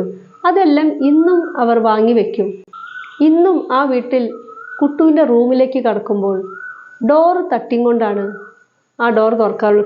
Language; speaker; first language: Malayalam; native; Malayalam